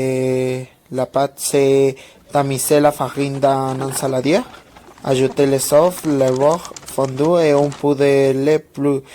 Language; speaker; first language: French; non-native, learner; Spanish